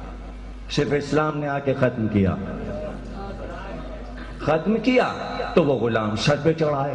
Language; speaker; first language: Urdu; native; Urdu